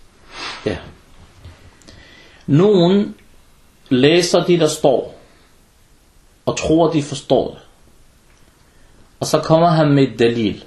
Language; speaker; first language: Danish; early bilingual, other home language; Arabic